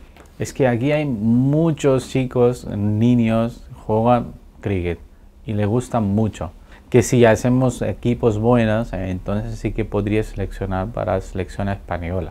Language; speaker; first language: Spanish; non-native, learner; Urdu